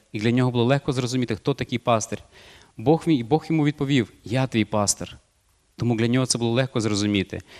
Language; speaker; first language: Ukrainian; non-native, local second language; Russian